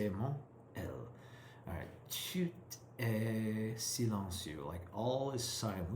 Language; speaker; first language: French; non-native, learner; English